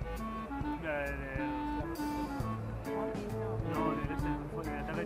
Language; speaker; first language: Spanish; native; Spanish